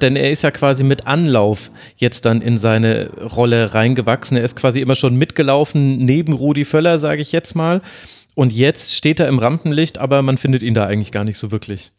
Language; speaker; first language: German; native; German